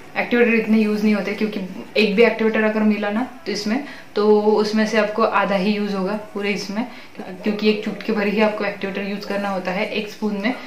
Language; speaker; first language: Hindi; non-native, local second language; Marathi